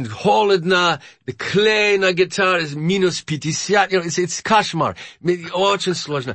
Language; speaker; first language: Russian; non-native, learner; English